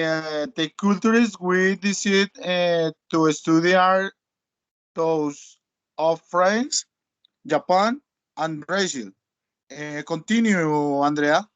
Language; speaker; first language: English; non-native, learner; Spanish